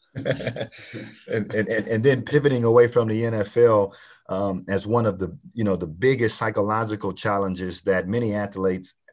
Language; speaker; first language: English; native; English